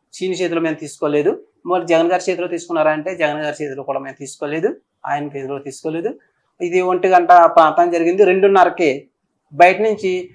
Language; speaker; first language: Telugu; native; Telugu